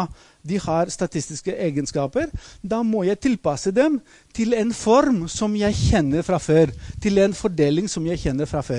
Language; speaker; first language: Norwegian; non-native, fluent; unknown